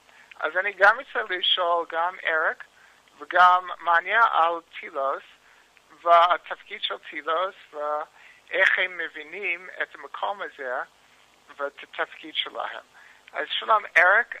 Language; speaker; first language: Hebrew; non-native, learner; English